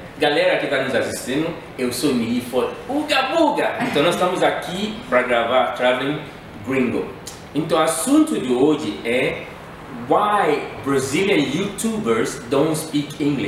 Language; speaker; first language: Portuguese; non-native, fluent; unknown